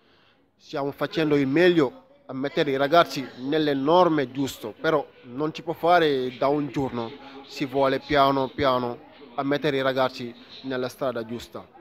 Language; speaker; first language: Italian; non-native, fluent; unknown